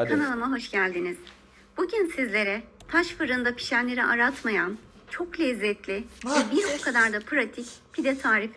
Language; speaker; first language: Turkish; native; Turkish